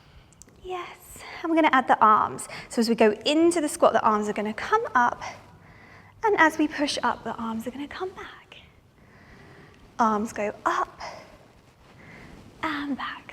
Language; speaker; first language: English; native; English